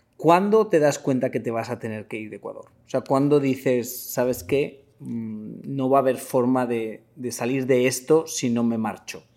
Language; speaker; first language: Spanish; early bilingual, heritage; Spanish